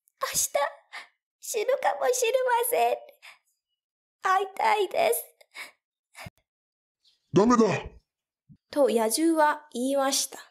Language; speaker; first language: Japanese; non-native, fluent; English